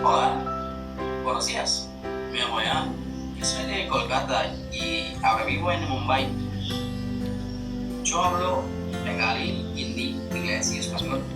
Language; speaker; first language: Spanish; non-native, fluent; Bangla